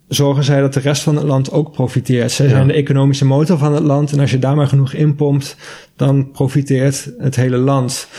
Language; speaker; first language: Dutch; native; Dutch